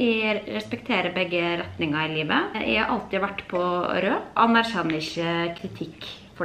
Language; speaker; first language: Norwegian; native; Norwegian